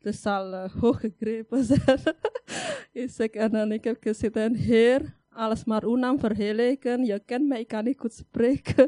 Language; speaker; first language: Dutch; non-native, learner; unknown